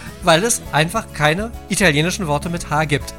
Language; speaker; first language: German; native; German